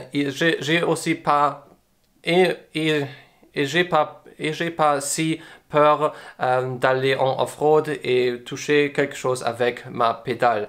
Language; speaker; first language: French; non-native, learner; English